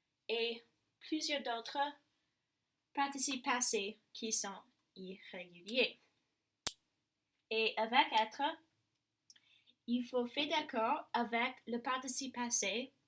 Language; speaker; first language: French; non-native, fluent; English